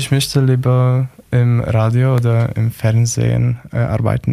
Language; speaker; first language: German; non-native, learner; Polish